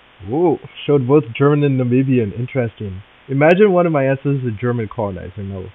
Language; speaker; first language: English; native; English